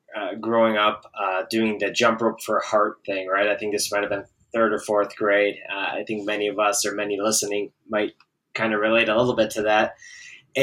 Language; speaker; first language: English; native; English